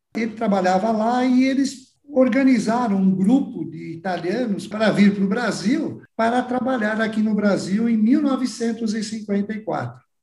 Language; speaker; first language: Portuguese; early bilingual, other home language; Italian